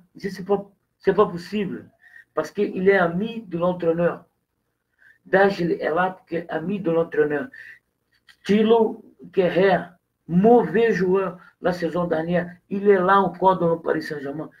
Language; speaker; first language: French; non-native, fluent; Portuguese